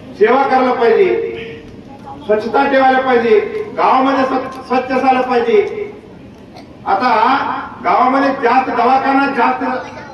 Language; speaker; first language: Marathi; non-native, local second language; Kannada